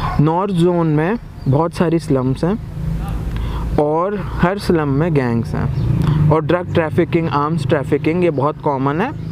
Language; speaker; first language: Hindi; native; Hindi